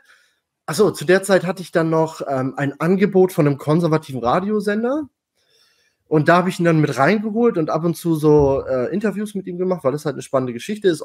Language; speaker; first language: German; native; German